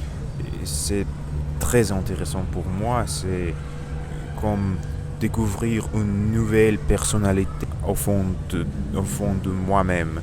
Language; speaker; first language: French; non-native, learner; Russian